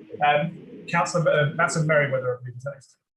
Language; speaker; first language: English; native; English